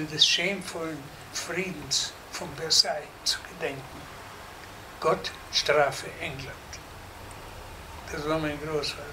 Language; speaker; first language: German; native; German